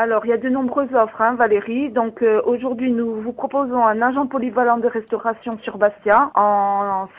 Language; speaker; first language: French; native; French